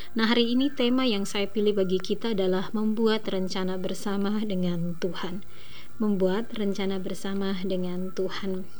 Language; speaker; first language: Indonesian; native; Indonesian